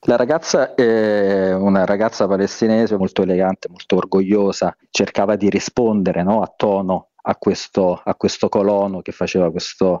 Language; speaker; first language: Italian; native; Italian